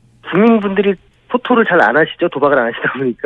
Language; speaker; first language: Korean; native; Korean